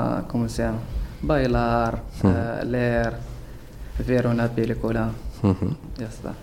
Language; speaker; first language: Spanish; non-native, learner; Berber languages